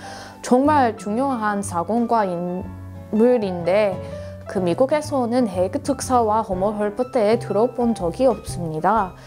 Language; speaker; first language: Korean; non-native, fluent; English